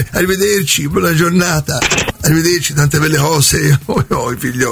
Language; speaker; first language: Italian; native; Italian